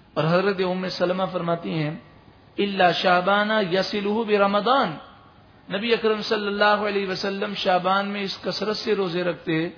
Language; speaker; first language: Urdu; native; Urdu